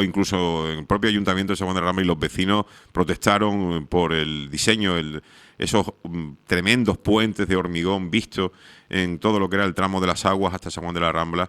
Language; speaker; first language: Spanish; native; Spanish